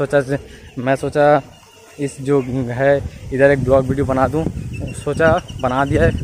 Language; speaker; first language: Hindi; non-native, local second language; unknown